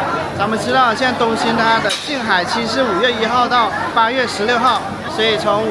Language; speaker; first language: Chinese; native; Chinese